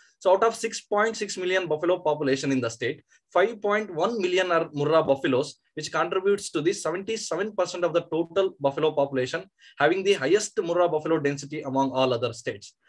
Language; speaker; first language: English; non-native, local second language; Kannada